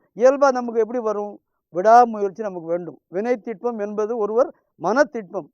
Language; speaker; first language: Tamil; non-native, local second language; Hindi